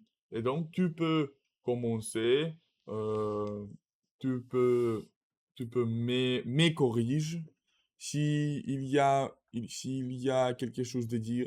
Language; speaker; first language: French; non-native, learner; Russian